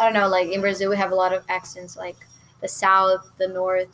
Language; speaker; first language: English; non-native, learner; Portuguese